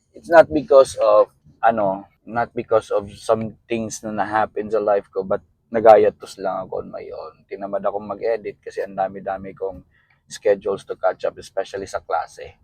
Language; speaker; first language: Filipino; non-native, local second language; Cebuano